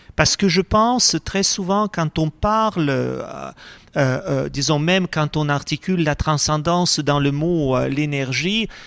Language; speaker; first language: French; non-native, fluent; Russian